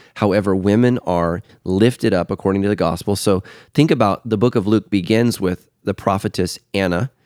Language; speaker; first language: English; native; English